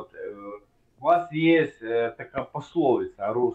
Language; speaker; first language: Russian; non-native, local second language; Ukrainian